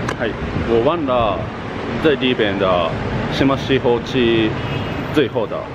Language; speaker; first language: Chinese; non-native, learner; Japanese